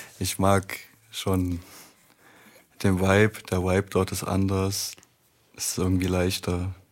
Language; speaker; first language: German; native; German